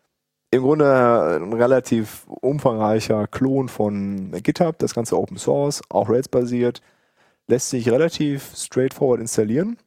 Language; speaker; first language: German; native; German